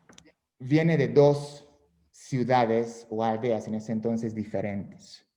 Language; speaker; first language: Spanish; non-native, fluent; Hungarian